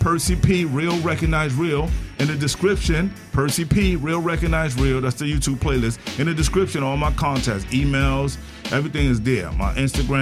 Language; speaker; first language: English; native; English